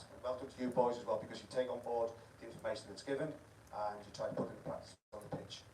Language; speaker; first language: English; native; English